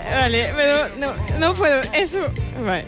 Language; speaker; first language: Spanish; non-native, learner; German